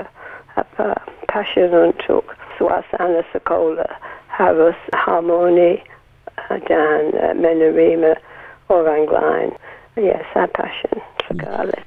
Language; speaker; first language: Indonesian; non-native, learner; English